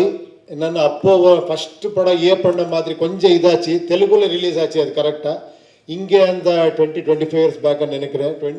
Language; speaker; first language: Tamil; non-native, learner; Kannada